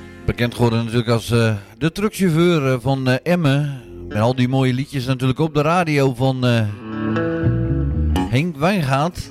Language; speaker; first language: Dutch; native; Dutch